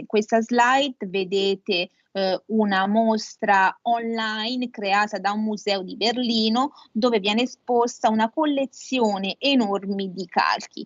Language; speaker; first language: Italian; native; Italian